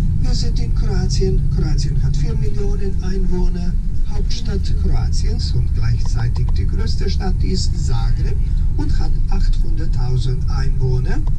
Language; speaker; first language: German; non-native, fluent; Croatian